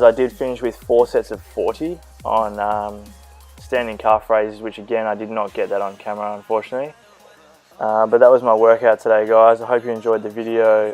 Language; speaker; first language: English; native; English